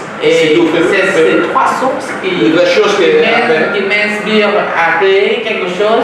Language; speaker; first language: French; non-native, learner; Vietnamese